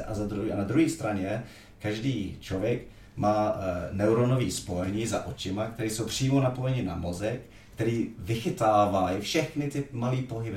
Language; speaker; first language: Czech; non-native, fluent; English